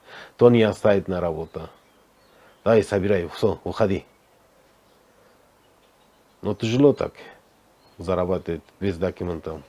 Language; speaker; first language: Russian; non-native, learner; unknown